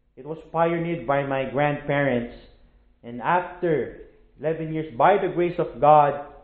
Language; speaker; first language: English; non-native, local second language; Filipino